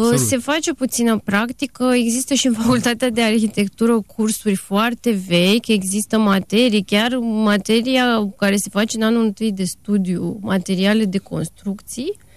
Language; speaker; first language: Romanian; native; Romanian